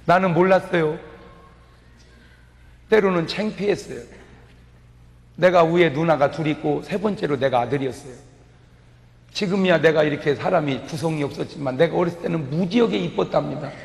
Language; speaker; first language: Korean; native; Korean